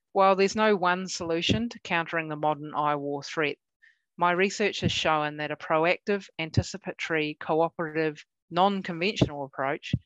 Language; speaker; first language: English; native; English